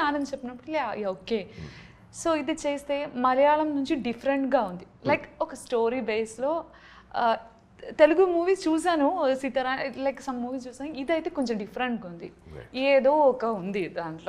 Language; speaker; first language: Telugu; non-native, learner; Malayalam